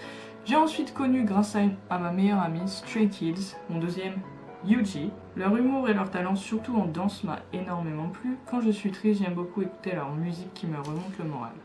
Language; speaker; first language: French; native; French